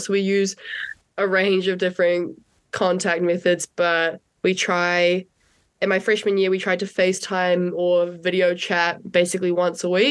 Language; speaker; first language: English; native; English